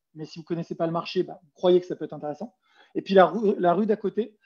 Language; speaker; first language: French; native; French